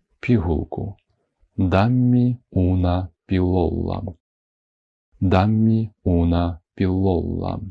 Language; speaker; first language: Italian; non-native, fluent; Ukrainian